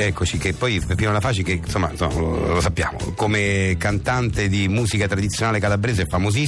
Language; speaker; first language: Italian; native; Italian